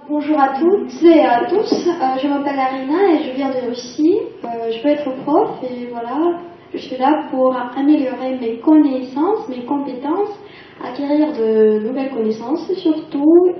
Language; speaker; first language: French; non-native, fluent; Russian